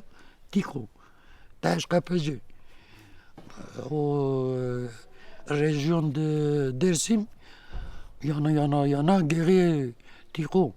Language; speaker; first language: French; non-native, learner; Kurdish